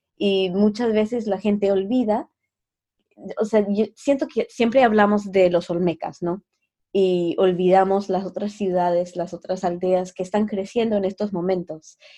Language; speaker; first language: Spanish; native; Spanish